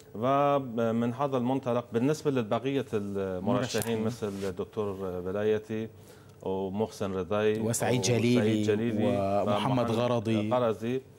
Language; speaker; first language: Arabic; non-native, fluent; Persian